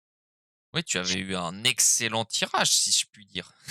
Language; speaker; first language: French; native; French